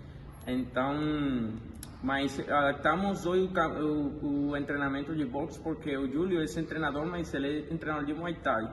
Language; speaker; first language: Portuguese; non-native, fluent; Spanish